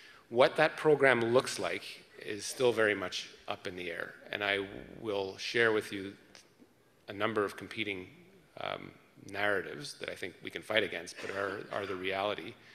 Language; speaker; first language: English; early bilingual, other home language; French